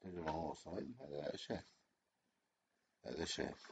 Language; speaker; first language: Arabic; native; Arabic